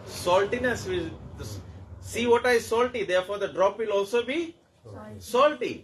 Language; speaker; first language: English; non-native, local second language; Hindi